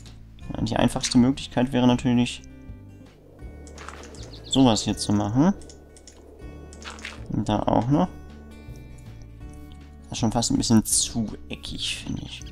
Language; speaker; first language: German; native; German